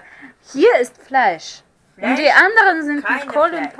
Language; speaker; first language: German; non-native, fluent; Russian